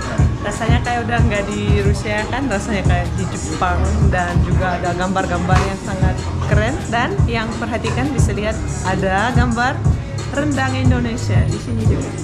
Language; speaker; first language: Indonesian; non-native, fluent; Russian